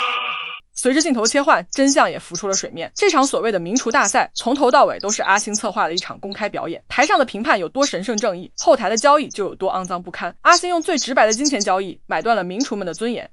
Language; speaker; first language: Chinese; native; Chinese